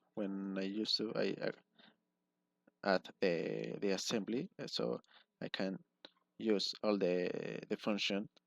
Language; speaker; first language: English; non-native, learner; Spanish